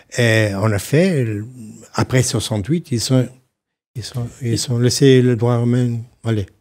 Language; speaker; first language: French; non-native, fluent; Slovenian